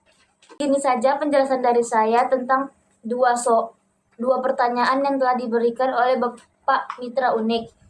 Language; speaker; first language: Indonesian; native; Indonesian